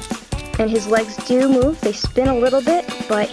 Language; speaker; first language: English; native; English